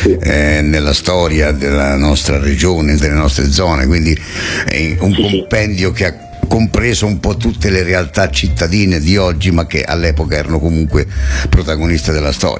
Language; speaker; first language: Italian; native; Italian